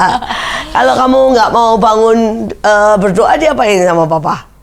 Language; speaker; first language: Indonesian; native; Indonesian